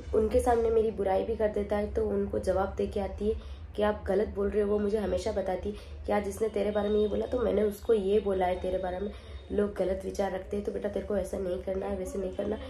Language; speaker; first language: Hindi; non-native, local second language; Marwari